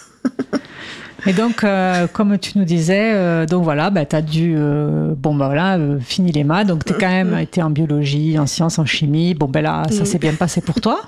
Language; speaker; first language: French; native; French